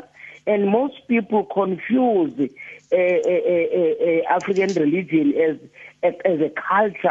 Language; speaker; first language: English; non-native, local second language; Xhosa